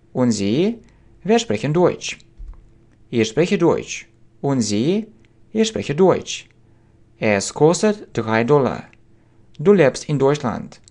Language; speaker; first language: German; non-native, fluent; Russian